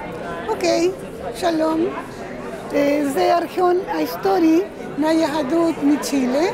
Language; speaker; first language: Hebrew; non-native, learner; Spanish